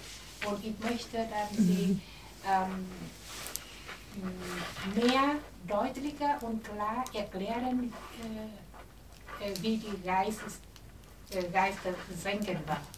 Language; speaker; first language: German; non-native, learner; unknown